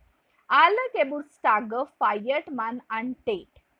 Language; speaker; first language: German; non-native, fluent; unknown